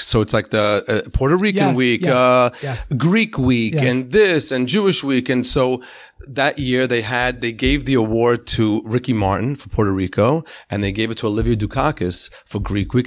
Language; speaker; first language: English; non-native, fluent; Hebrew